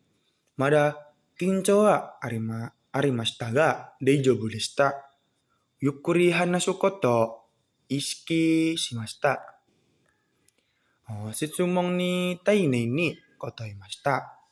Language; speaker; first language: Japanese; non-native, learner; Indonesian